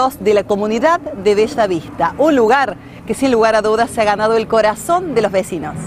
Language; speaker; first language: Spanish; native; Spanish